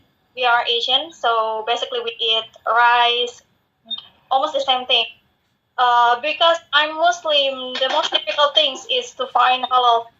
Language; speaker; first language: English; non-native, fluent; Indonesian